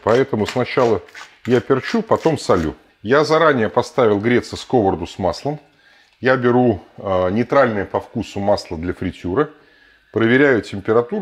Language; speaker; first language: Russian; native; Russian